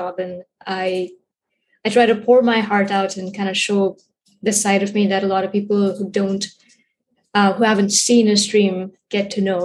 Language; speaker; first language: English; non-native, local second language; Hindi